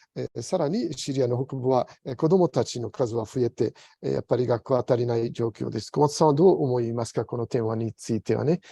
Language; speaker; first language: Japanese; non-native, fluent; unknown